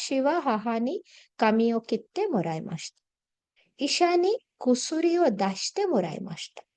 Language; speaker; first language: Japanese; non-native, fluent; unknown